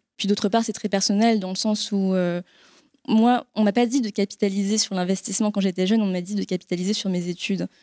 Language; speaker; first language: French; native; French